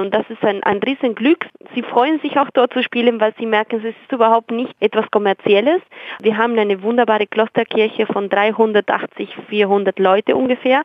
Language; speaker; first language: German; non-native, fluent; Spanish